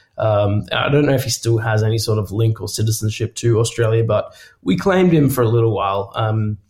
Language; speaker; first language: English; native; English